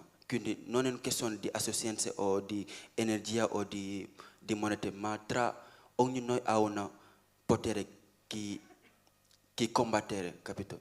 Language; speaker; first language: Italian; non-native, learner; Wolof